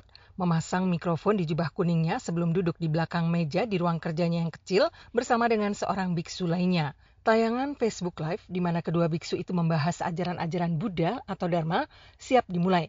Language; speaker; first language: Indonesian; native; Indonesian